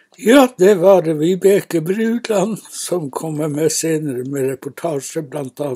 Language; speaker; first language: Norwegian; native; Norwegian